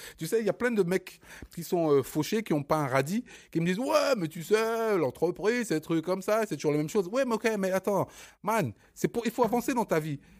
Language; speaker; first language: French; early bilingual, other home language; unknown